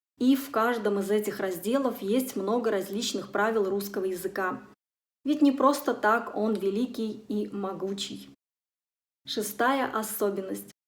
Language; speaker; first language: Russian; native; Russian